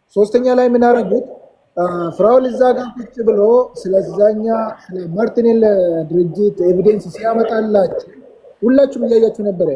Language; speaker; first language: Amharic; non-native, local second language; Oromo